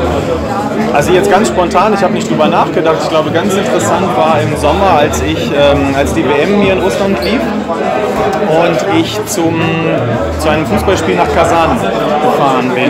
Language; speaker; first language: German; native; German